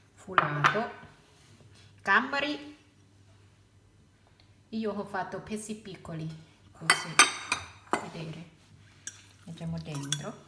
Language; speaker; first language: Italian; non-native, learner; Thai